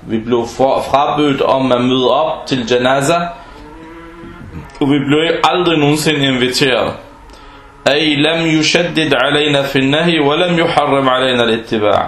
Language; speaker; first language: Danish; non-native, fluent; Arabic